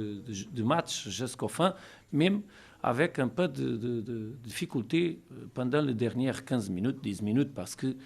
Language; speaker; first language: French; non-native, learner; Portuguese